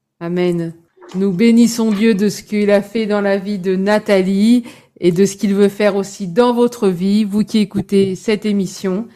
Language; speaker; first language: French; native; French